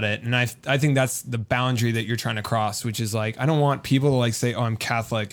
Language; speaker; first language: English; native; English